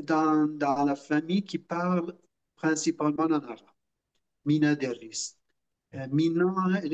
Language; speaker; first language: French; non-native, fluent; Persian